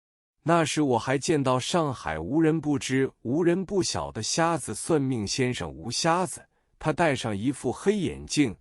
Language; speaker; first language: Chinese; native; Chinese